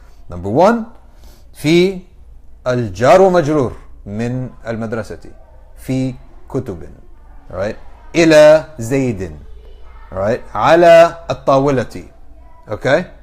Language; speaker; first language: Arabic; early bilingual, heritage; English